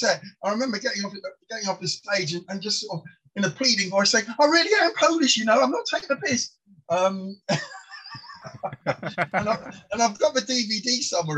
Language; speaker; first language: English; non-native, local second language; Polish